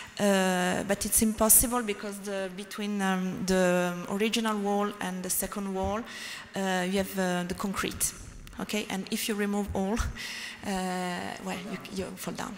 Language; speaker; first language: English; non-native, learner; French